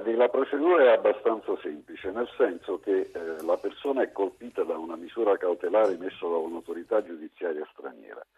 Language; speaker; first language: Italian; native; Italian